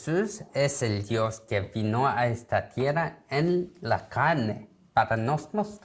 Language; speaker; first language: Spanish; non-native, learner; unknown